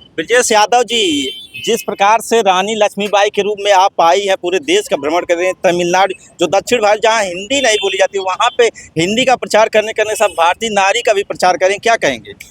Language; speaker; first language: Hindi; native; Hindi